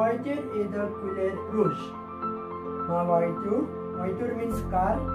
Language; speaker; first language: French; non-native, learner; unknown